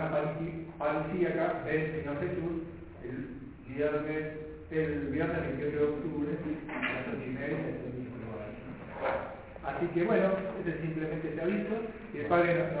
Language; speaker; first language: Spanish; native; Spanish